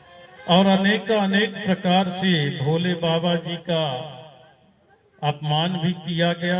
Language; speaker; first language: Hindi; native; Hindi